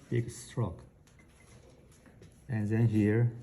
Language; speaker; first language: English; non-native, fluent; Chinese